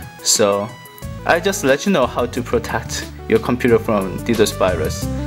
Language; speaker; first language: English; non-native, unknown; Korean